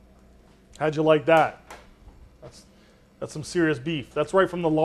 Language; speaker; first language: English; native; English